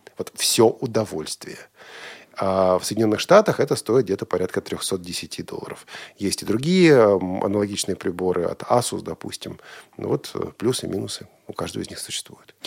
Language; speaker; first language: Russian; native; Russian